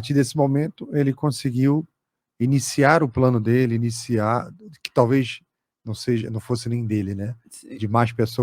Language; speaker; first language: Portuguese; native; Portuguese